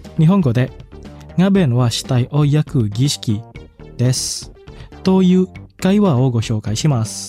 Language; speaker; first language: Japanese; non-native, fluent; Indonesian